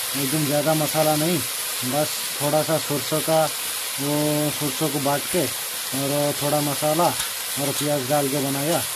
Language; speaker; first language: Hindi; non-native, local second language; Odia